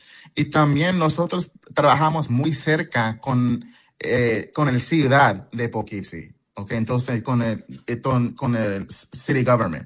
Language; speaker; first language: Spanish; non-native, fluent; English